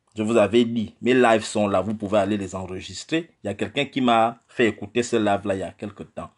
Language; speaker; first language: French; non-native, local second language; Fang